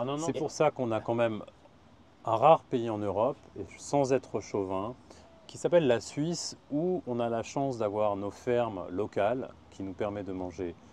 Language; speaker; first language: French; native; French